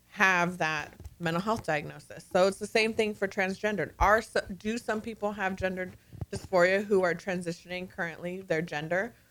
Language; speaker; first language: English; native; English